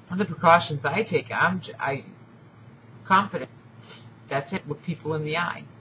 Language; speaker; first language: English; native; English